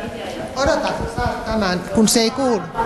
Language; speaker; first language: Finnish; non-native, local second language; Swedish